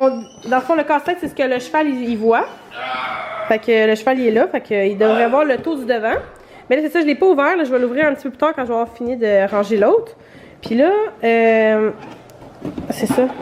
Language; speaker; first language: French; native; French